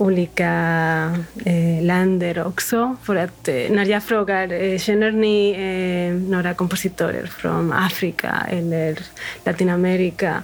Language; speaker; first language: Swedish; non-native, fluent; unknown